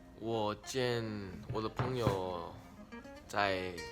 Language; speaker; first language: Chinese; non-native, learner; Korean